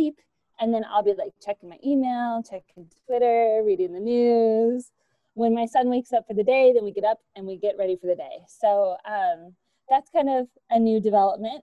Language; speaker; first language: English; native; English